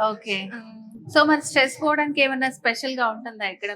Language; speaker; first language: Telugu; native; Telugu